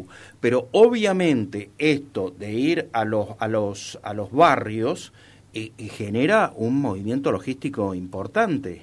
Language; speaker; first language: Spanish; native; Spanish